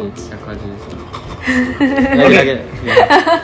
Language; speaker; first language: Indonesian; non-native, fluent; Japanese